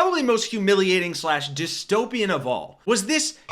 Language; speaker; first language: English; native; English